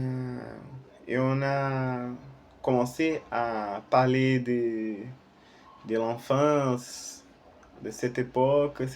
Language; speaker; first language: French; non-native, fluent; Portuguese